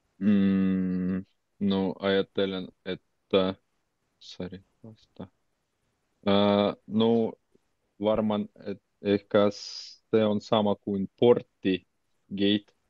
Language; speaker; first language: Finnish; non-native, learner; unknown